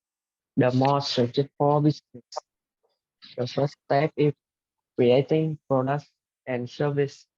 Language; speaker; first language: English; non-native, learner; Vietnamese